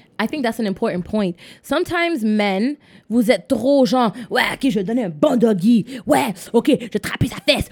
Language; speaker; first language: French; non-native, local second language; English